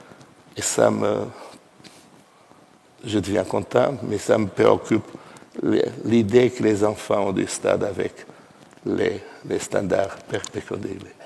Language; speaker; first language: French; non-native, fluent; Portuguese